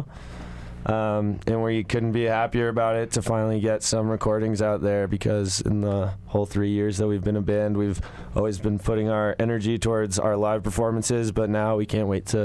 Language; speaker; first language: English; native; English